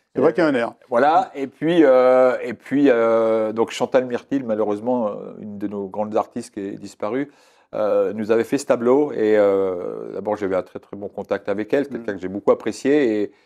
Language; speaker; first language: French; native; French